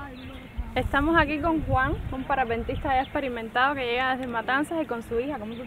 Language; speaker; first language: Spanish; native; Spanish